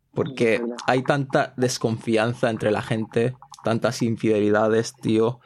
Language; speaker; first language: Spanish; early bilingual, other home language; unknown